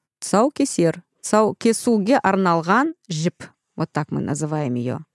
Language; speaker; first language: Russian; non-native, local second language; Kazakh